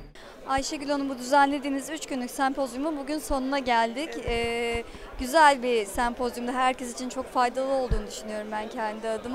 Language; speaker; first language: Turkish; native; Turkish